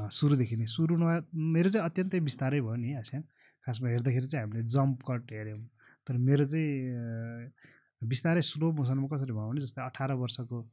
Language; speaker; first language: Nepali; non-native, local second language; Eastern Tamang